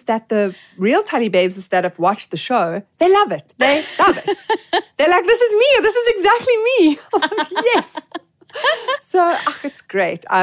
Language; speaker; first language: English; native; English